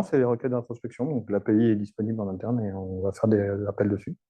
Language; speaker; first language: French; native; French